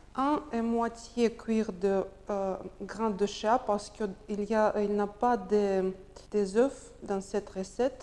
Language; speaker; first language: French; non-native, learner; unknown